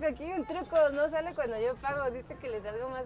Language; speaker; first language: Spanish; native; Spanish